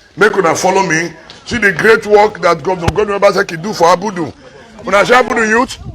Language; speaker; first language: Nigerian Pidgin; non-native, local second language; Bini